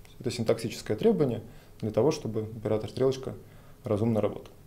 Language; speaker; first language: Russian; native; Russian